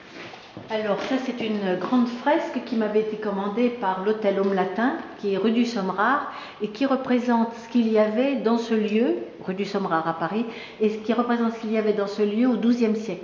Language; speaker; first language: French; native; French